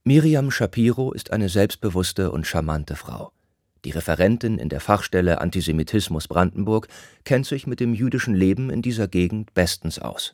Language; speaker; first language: German; native; German